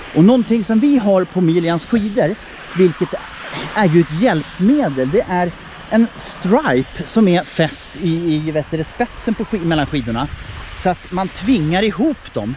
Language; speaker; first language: Swedish; native; Swedish